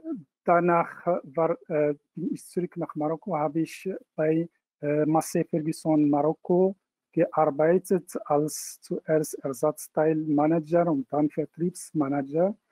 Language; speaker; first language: German; non-native, fluent; Arabic